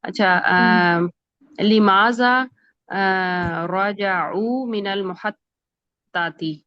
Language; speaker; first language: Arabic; non-native, learner; Urdu